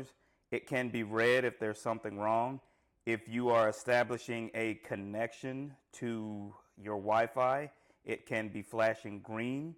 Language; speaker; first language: English; native; English